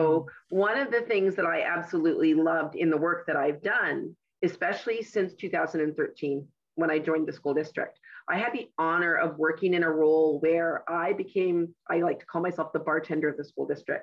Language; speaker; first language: English; native; English